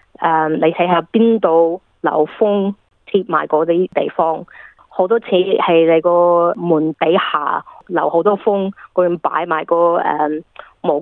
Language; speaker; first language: Cantonese; early bilingual, heritage; English